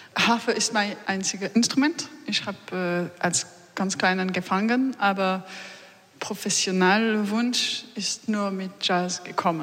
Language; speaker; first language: German; non-native, fluent; French